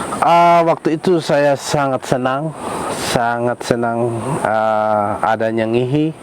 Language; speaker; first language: Indonesian; non-native, local second language; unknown